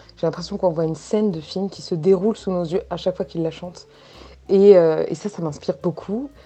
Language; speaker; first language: French; native; French